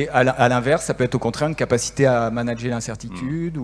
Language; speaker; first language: French; native; French